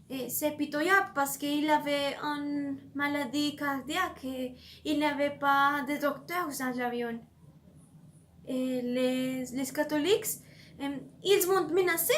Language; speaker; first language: French; non-native, learner; Spanish